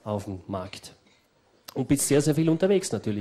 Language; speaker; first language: German; native; German